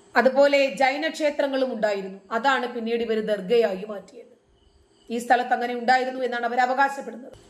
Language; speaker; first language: Malayalam; native; Malayalam